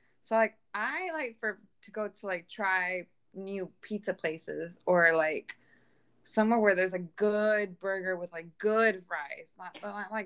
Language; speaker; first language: English; early bilingual, other home language; Spanish